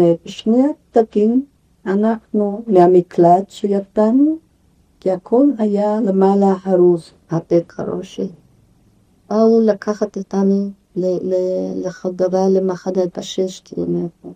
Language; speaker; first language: Hebrew; non-native, fluent; Yiddish